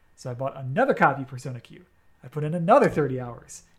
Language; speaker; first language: English; native; English